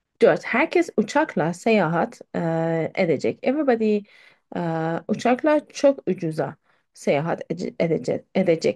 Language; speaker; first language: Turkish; non-native, fluent; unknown